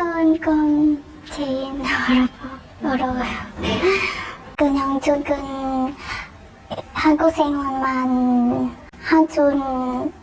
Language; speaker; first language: Korean; non-native, learner; Filipino